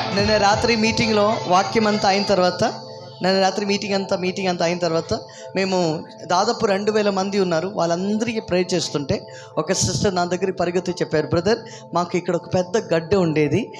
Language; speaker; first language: Telugu; non-native, local second language; Malayalam